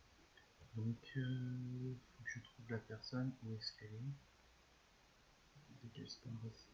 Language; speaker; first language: French; native; French